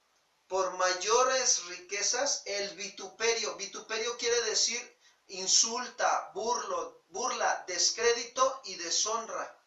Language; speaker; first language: Spanish; native; Spanish